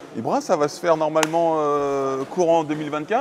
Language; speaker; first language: French; native; French